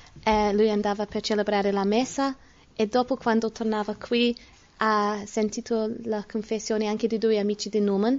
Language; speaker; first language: Italian; non-native, learner; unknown